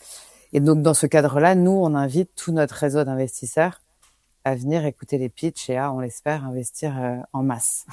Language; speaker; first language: French; native; French